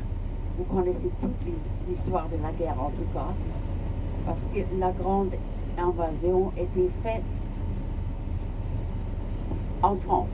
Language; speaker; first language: French; non-native, fluent; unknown